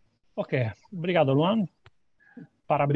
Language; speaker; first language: Portuguese; non-native, fluent; Italian